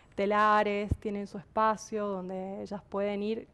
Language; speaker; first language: Spanish; native; Spanish